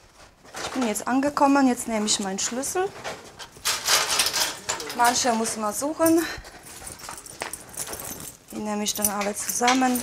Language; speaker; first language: German; non-native, fluent; Polish